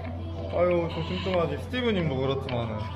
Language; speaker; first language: Korean; native; Korean